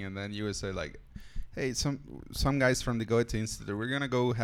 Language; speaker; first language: English; non-native, fluent; Spanish